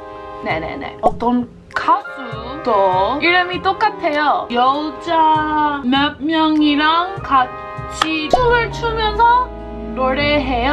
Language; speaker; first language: Korean; non-native, learner; English